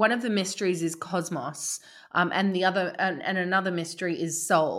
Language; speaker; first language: English; native; English